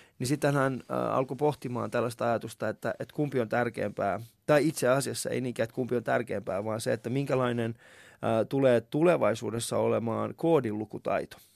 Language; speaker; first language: Finnish; non-native, fluent; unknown